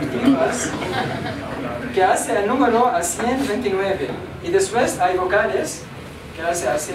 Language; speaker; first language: Spanish; non-native, learner; Arabic